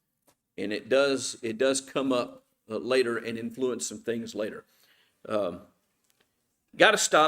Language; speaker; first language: English; native; English